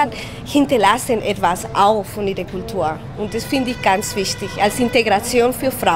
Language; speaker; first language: German; non-native, fluent; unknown